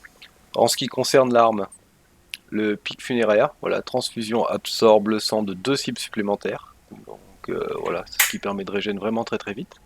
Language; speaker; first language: French; native; French